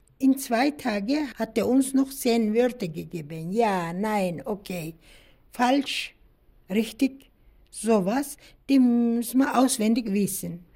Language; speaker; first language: German; non-native, learner; Turkish